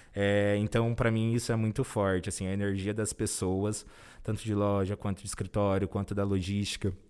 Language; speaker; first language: Portuguese; native; Portuguese